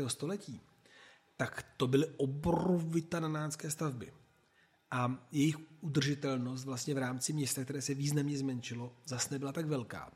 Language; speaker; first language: Czech; non-native, fluent; Italian